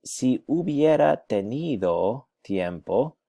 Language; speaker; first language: Spanish; non-native, fluent; English